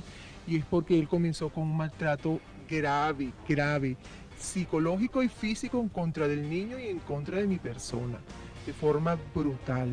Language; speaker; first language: Spanish; native; Spanish